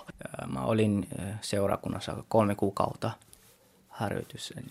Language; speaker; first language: Finnish; non-native, learner; Tswana